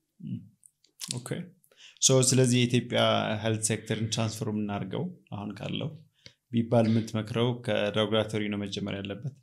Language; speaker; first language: Amharic; native; Amharic